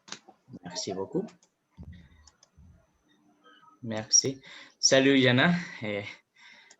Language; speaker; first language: French; non-native, learner; Spanish